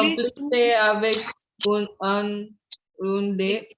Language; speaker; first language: French; non-native, learner; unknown